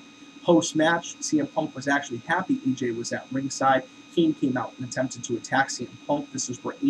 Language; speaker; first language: English; native; English